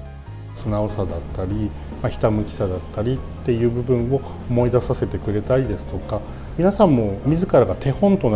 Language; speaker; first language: Japanese; native; Japanese